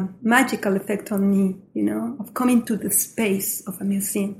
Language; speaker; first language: English; non-native, fluent; Spanish